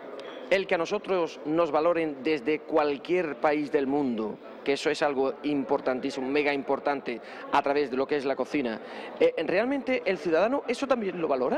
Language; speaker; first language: Spanish; native; Spanish